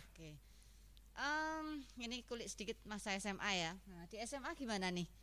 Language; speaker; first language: Indonesian; native; Indonesian